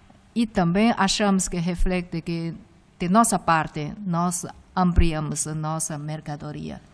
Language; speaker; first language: Portuguese; non-native, fluent; Chinese